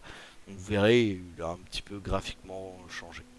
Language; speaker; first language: French; native; French